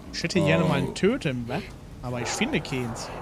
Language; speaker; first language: German; native; German